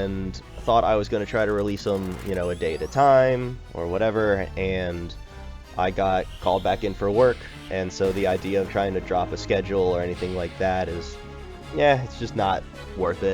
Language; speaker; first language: English; native; English